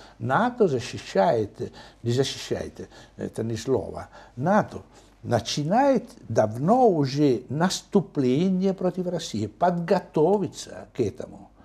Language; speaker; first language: Russian; non-native, fluent; Italian